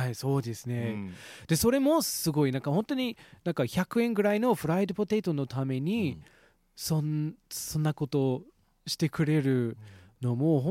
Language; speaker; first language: Japanese; non-native, fluent; English